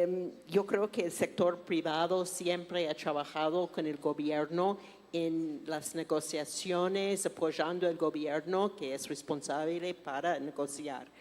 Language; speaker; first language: Spanish; non-native, fluent; English